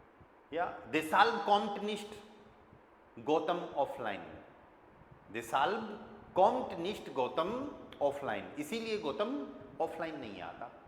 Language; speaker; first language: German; non-native, fluent; Hindi